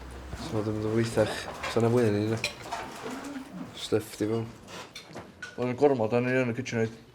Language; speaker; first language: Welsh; native; Welsh